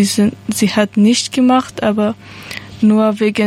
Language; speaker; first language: German; non-native, learner; Persian